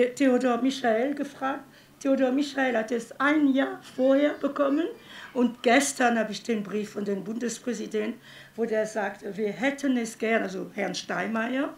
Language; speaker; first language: German; non-native, fluent; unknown